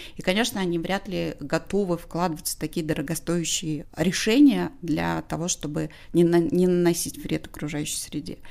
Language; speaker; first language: Russian; non-native, local second language; Tajik